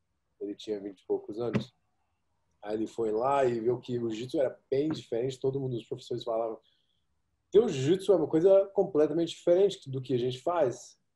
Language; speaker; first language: Portuguese; early bilingual, heritage; Portuguese